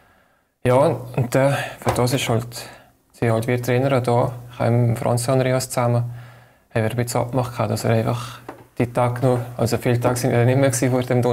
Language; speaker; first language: German; native; German